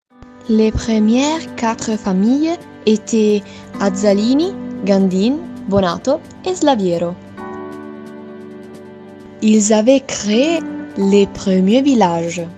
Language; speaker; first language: French; non-native, learner; Italian